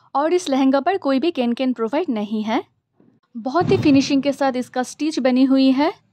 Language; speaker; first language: Hindi; non-native, local second language; Bangla